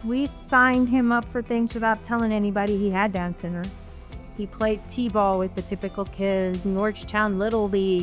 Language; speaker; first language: English; native; English